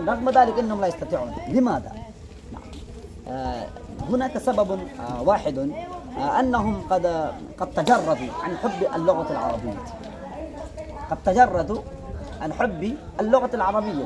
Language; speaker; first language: Arabic; non-native, fluent; Urdu